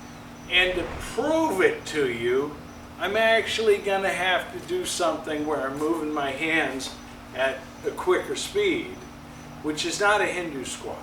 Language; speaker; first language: English; native; English